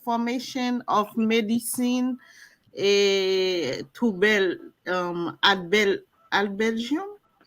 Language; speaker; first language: English; non-native, learner; French